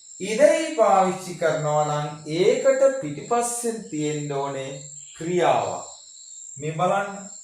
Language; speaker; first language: Sinhala; non-native, local second language; Tamil